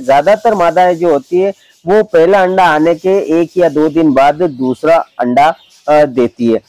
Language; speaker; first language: Hindi; native; Hindi